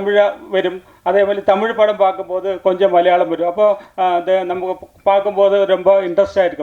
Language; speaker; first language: Tamil; non-native, learner; Malayalam